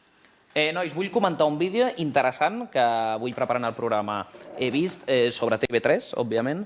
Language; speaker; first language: Catalan; native; Catalan